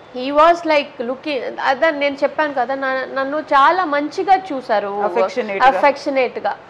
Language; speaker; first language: Telugu; non-native, learner; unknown